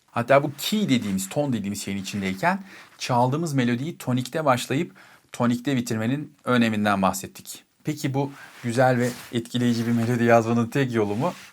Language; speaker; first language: Turkish; native; Turkish